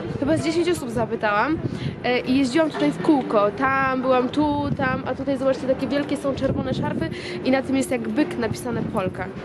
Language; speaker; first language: Polish; native; Polish